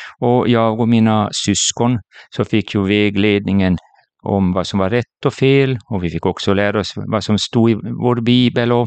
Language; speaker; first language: Swedish; native; Swedish